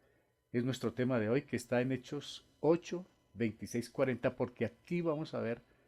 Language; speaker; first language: Spanish; native; Spanish